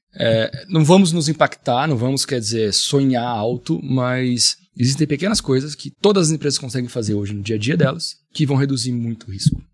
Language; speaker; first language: Portuguese; native; Portuguese